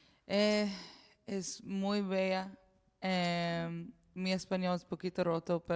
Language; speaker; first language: Spanish; early bilingual, heritage; English